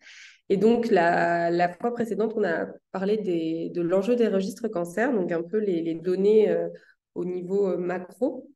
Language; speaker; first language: French; native; French